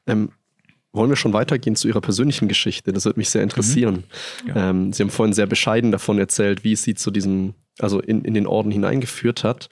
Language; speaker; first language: German; native; German